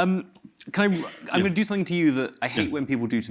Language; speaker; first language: English; native; English